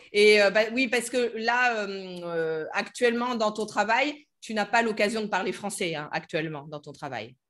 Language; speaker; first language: French; native; French